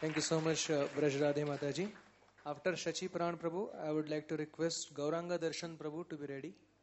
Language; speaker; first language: English; non-native, local second language; Marathi